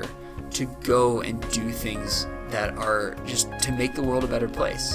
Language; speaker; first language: English; native; English